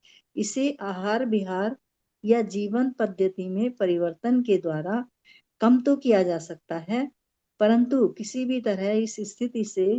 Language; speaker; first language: Hindi; native; Hindi